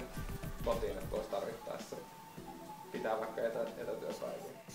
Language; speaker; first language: Finnish; native; Finnish